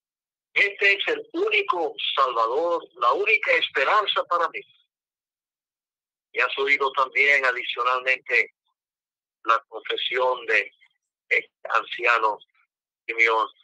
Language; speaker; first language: Spanish; non-native, fluent; English